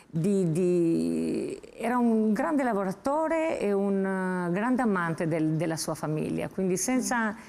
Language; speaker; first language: Italian; non-native, fluent; Albanian